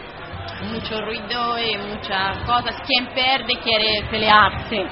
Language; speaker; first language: Spanish; non-native, fluent; Italian